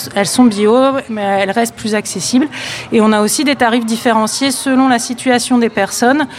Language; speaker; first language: French; native; French